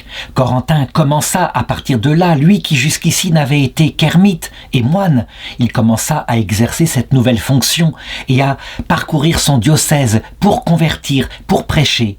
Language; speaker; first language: French; native; French